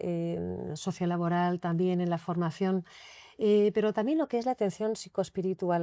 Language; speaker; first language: Spanish; native; Spanish